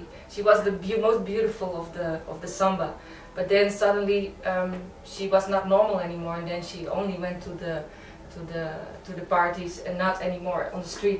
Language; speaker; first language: English; non-native, fluent; Dutch